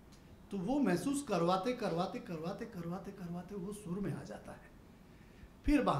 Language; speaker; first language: Hindi; native; Hindi